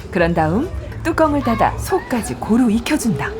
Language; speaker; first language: Korean; native; Korean